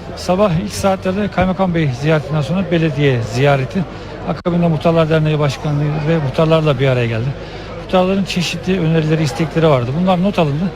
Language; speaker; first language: Turkish; native; Turkish